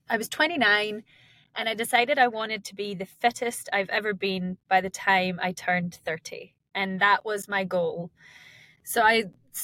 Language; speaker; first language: English; native; English